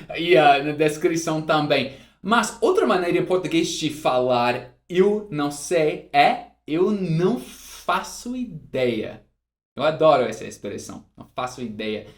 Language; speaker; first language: Portuguese; non-native, fluent; English